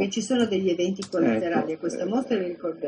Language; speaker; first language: Italian; native; Italian